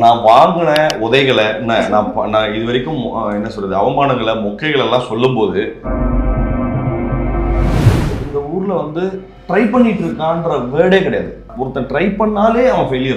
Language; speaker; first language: Tamil; native; Tamil